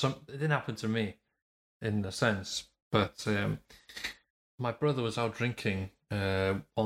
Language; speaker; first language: English; native; English